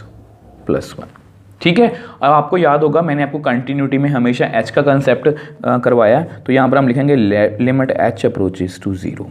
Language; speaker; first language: Hindi; native; Hindi